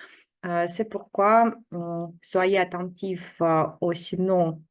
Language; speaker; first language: French; non-native, fluent; Russian